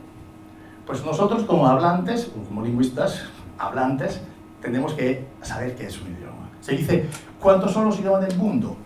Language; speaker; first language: Spanish; non-native, fluent; Italian